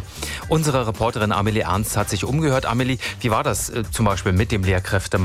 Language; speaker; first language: German; native; German